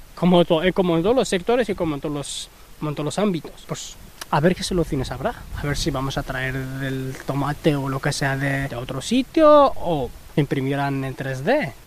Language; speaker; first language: Spanish; early bilingual, other home language; Arabic